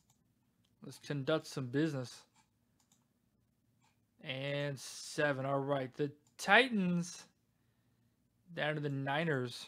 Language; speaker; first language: English; native; English